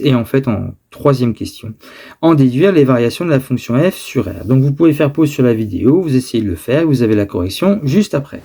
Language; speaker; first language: French; native; French